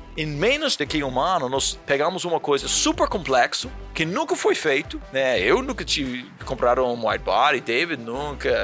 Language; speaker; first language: Portuguese; non-native, fluent; English